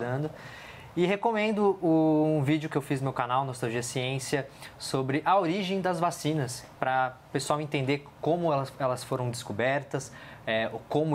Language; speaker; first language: Portuguese; native; Portuguese